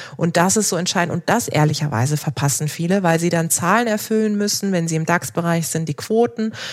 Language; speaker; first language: German; early bilingual, other home language; Turkish